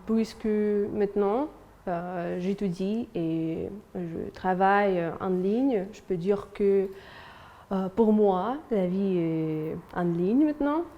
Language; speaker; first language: French; non-native, fluent; Russian